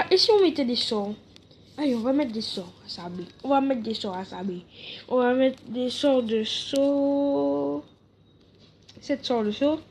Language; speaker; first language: French; native; French